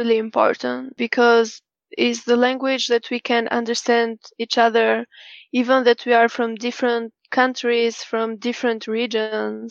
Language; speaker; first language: English; non-native, fluent; Albanian